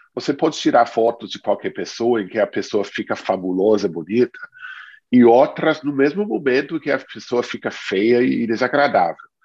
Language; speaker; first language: Portuguese; non-native, fluent; English